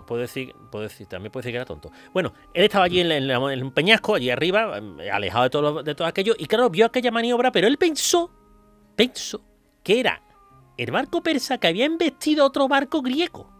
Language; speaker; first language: Spanish; native; Spanish